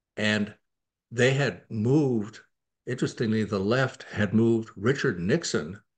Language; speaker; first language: English; native; English